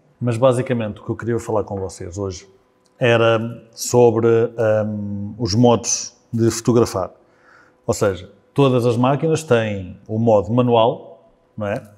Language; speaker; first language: Portuguese; native; Portuguese